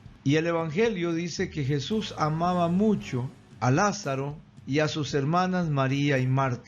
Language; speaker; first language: Spanish; native; Spanish